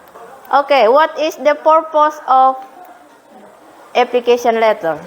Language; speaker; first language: English; non-native, fluent; Indonesian